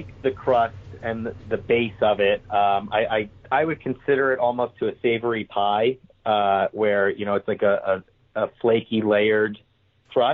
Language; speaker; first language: English; native; English